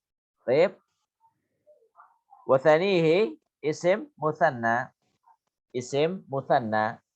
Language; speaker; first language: Arabic; non-native, fluent; Indonesian